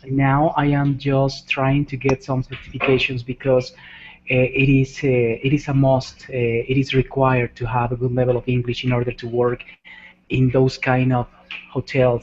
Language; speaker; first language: English; non-native, fluent; Spanish